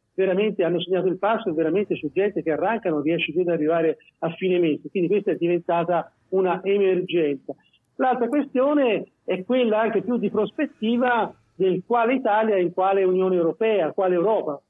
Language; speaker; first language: Italian; native; Italian